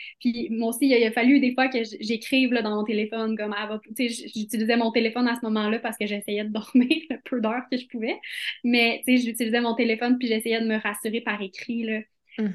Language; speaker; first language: French; native; French